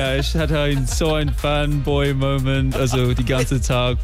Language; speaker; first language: German; non-native, fluent; English